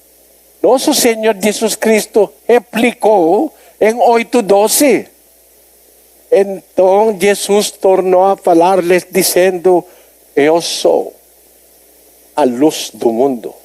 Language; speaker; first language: Portuguese; non-native, learner; Filipino